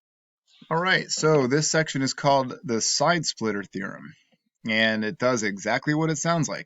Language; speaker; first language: English; native; English